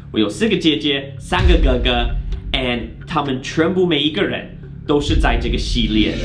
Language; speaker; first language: Chinese; non-native, fluent; English